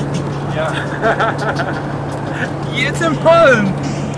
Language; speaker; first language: German; non-native, learner; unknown